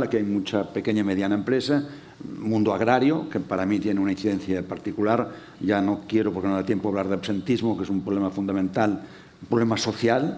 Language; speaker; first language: Spanish; native; Spanish